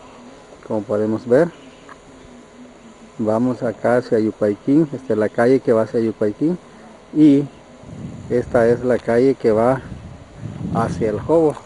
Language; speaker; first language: Spanish; native; Spanish